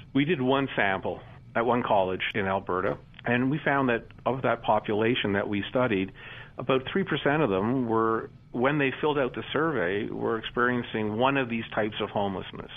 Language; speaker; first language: English; native; English